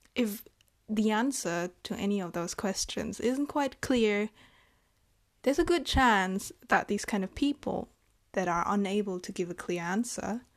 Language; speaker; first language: English; non-native, fluent; Vietnamese